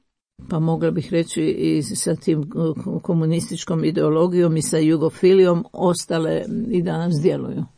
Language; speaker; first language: Croatian; native; Croatian